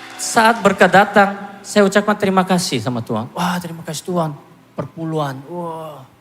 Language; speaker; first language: Indonesian; non-native, fluent; Korean